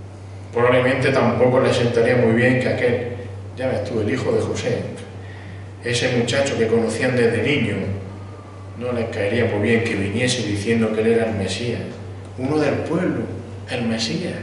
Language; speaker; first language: Spanish; native; Spanish